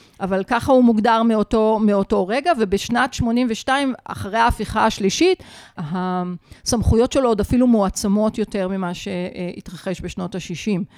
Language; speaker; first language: Hebrew; native; Hebrew